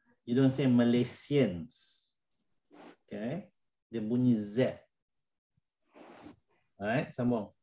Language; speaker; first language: English; non-native, local second language; Malay